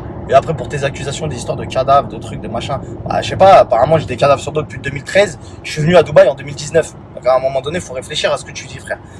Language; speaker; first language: French; native; French